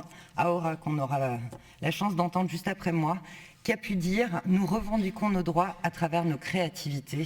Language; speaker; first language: French; native; French